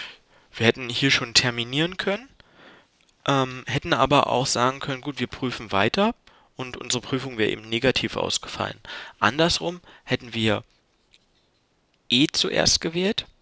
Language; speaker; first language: German; native; German